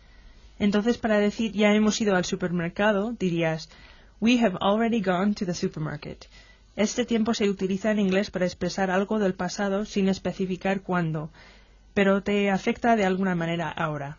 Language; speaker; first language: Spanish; non-native, fluent; English